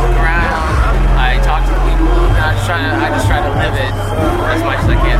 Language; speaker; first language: English; non-native, fluent; Russian